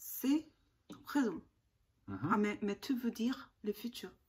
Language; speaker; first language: French; non-native, learner; Korean